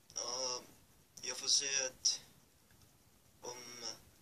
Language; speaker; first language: Swedish; early bilingual, other home language; Persian